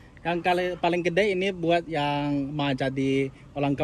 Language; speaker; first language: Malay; non-native, learner; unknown